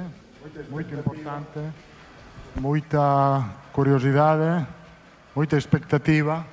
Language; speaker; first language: Portuguese; non-native, fluent; Italian